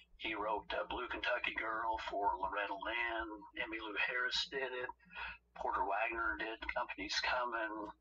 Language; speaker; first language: English; native; English